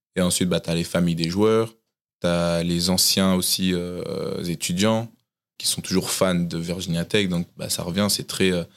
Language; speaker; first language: French; native; French